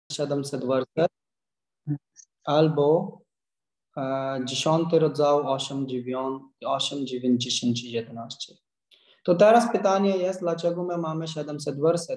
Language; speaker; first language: Polish; non-native, learner; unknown